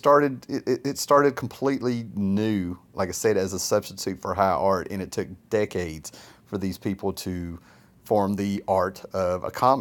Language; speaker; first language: English; native; English